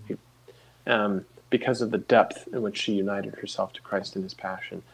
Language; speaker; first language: English; native; English